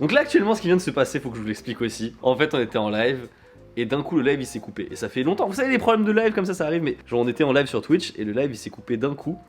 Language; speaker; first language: French; native; French